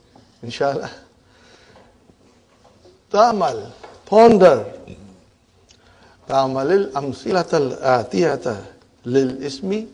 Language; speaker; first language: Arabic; non-native, fluent; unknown